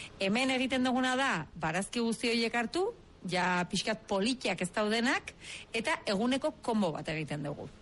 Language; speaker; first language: Basque; native; Basque